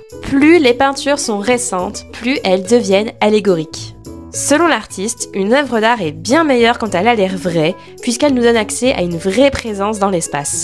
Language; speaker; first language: French; native; French